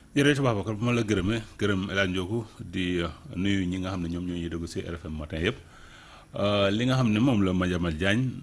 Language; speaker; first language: Wolof; non-native, local second language; Serer